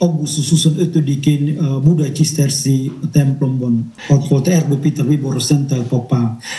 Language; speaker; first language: Hungarian; non-native, fluent; Indonesian